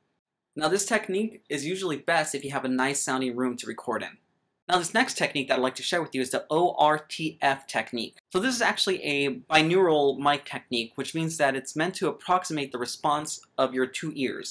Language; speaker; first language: English; native; English